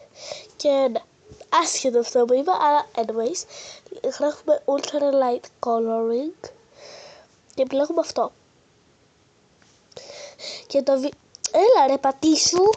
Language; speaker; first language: Greek; native; Greek